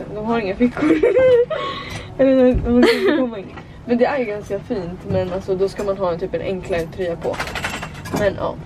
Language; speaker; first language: Swedish; native; Swedish